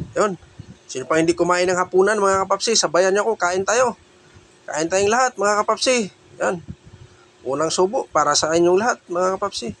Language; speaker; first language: Filipino; non-native, local second language; Cebuano